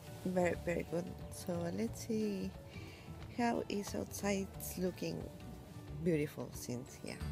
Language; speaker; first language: English; non-native, learner; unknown